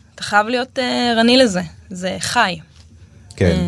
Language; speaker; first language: Hebrew; native; Hebrew